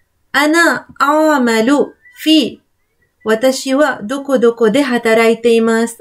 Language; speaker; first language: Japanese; non-native, fluent; Arabic